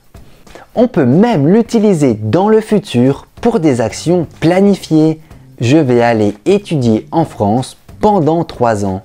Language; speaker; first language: French; native; French